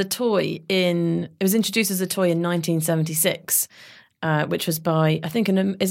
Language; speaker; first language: English; native; English